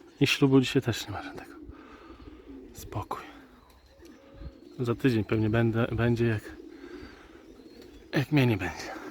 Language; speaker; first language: Polish; native; Polish